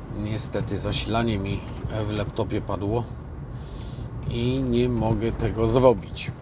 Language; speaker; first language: Polish; native; Polish